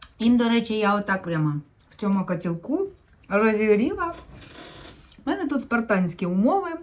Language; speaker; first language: Ukrainian; native; Ukrainian